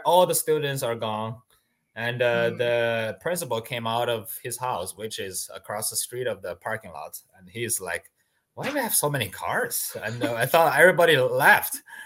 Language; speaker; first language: English; non-native, fluent; Chinese